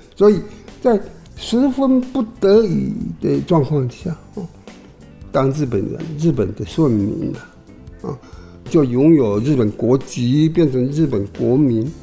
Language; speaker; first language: Chinese; non-native, local second language; Hakka Chinese